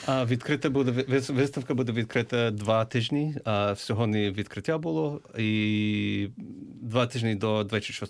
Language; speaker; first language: Ukrainian; early bilingual, heritage; English